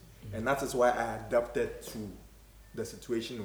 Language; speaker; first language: English; non-native, local second language; Akan